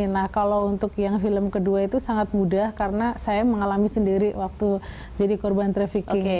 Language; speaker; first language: Indonesian; native; Indonesian